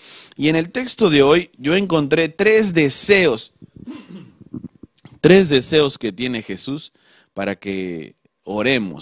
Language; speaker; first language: Spanish; native; Spanish